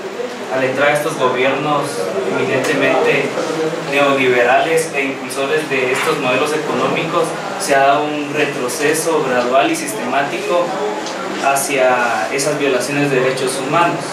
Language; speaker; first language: Spanish; native; Spanish